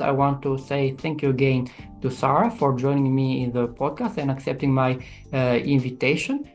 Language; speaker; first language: English; non-native, fluent; Albanian